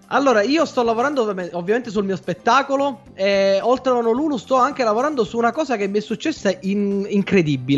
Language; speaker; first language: Italian; native; Italian